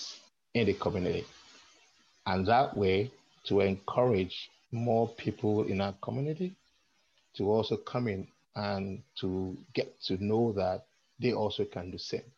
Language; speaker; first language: English; non-native, local second language; Yoruba